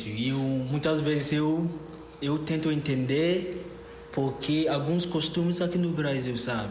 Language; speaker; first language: Portuguese; non-native, fluent; Akan